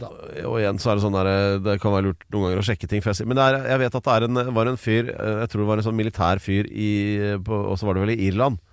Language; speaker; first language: Norwegian; native; Norwegian